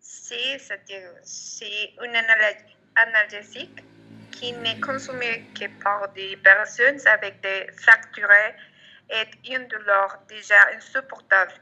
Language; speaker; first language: French; non-native, learner; Spanish